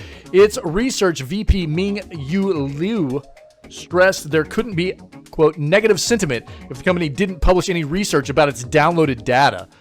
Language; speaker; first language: English; native; English